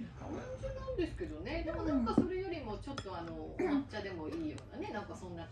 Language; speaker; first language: Japanese; native; Japanese